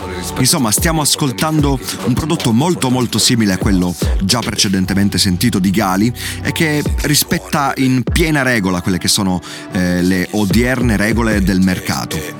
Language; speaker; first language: Italian; native; Italian